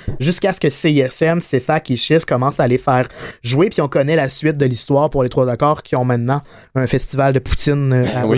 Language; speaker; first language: French; native; French